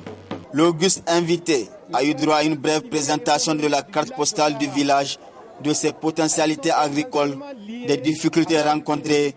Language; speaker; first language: French; native; French